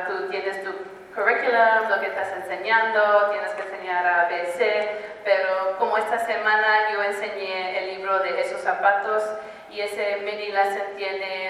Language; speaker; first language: Spanish; early bilingual, heritage; Spanish